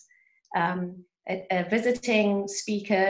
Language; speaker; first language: English; native; English